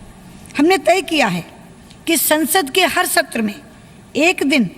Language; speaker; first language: Hindi; native; Hindi